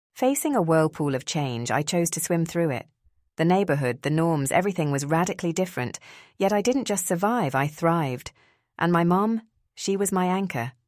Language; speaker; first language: English; early bilingual, other home language; Spanish